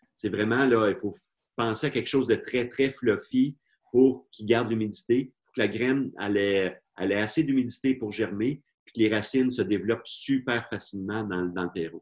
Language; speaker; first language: French; native; French